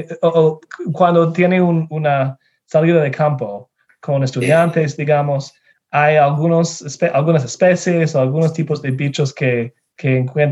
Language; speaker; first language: Spanish; non-native, fluent; English